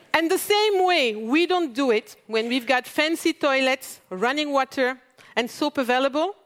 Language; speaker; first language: English; non-native, fluent; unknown